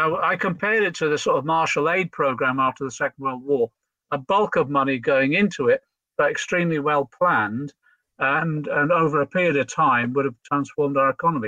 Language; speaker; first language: English; native; English